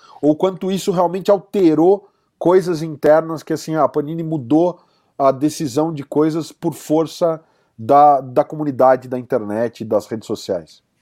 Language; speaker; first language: Portuguese; native; Portuguese